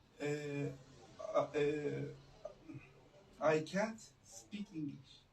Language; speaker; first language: English; non-native, learner; Turkish